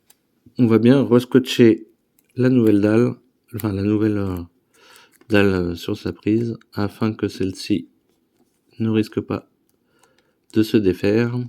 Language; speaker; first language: French; native; French